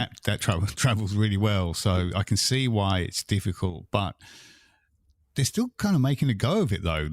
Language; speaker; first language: English; native; English